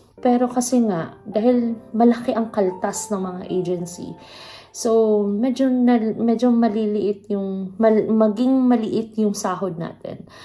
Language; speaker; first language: Filipino; non-native, local second language; Cebuano